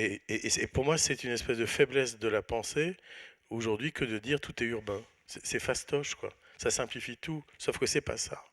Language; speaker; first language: French; native; French